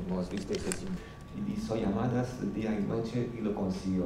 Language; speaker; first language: Spanish; non-native, fluent; Armenian